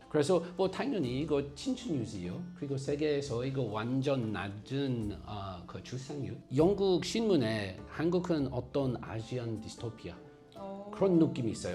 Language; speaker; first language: Korean; non-native, fluent; English